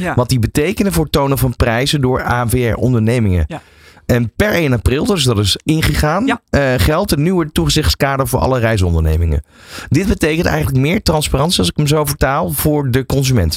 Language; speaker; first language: Dutch; native; Dutch